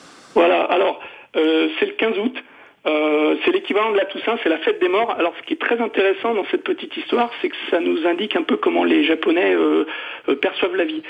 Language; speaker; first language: French; native; French